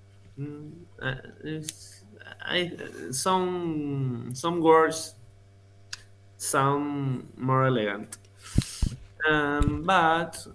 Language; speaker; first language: English; non-native, learner; Spanish